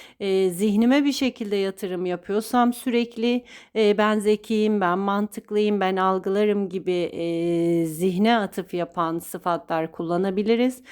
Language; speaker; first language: Turkish; native; Turkish